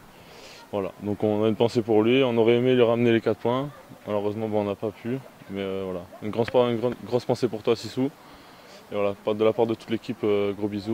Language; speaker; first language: French; native; French